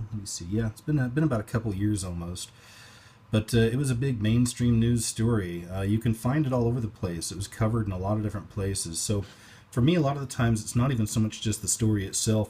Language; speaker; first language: English; native; English